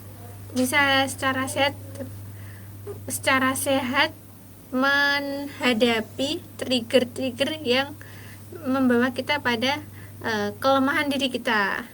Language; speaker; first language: Indonesian; native; Indonesian